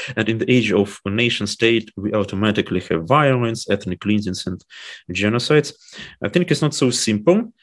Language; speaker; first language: English; non-native, fluent; Ukrainian